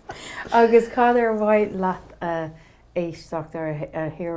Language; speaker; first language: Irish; non-native, learner; English